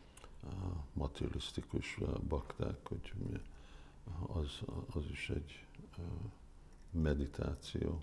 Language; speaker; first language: Hungarian; early bilingual, heritage; Hungarian